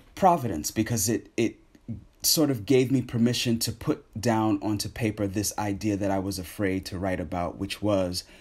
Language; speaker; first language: English; native; English